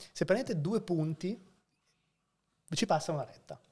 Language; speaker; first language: Italian; native; Italian